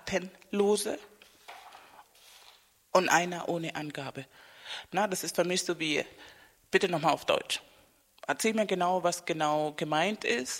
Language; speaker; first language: German; non-native, fluent; Spanish